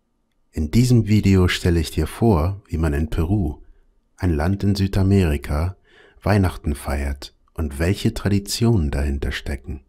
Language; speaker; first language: German; non-native, fluent; Spanish